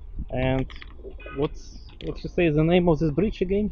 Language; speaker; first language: English; non-native, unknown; Russian